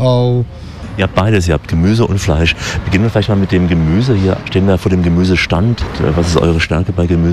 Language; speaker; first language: German; native; German